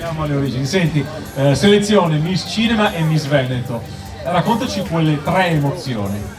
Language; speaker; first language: Italian; native; Italian